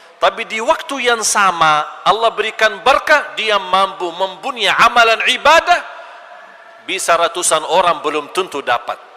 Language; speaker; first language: Malay; non-native, fluent; Arabic